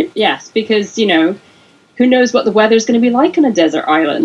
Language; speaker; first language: English; native; English